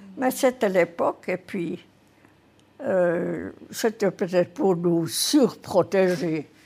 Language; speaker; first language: French; native; French